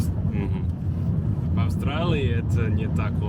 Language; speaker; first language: Russian; non-native, learner; English